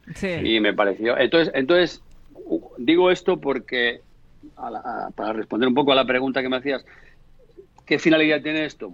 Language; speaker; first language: Spanish; native; Spanish